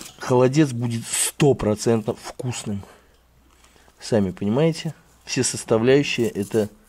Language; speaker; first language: Russian; native; Russian